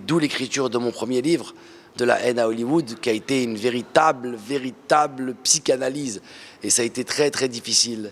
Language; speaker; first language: French; early bilingual, other home language; Arabic